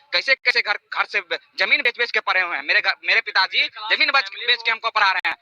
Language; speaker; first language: Hindi; native; Hindi